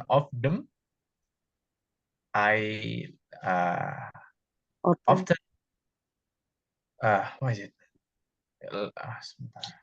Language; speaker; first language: English; non-native, fluent; Indonesian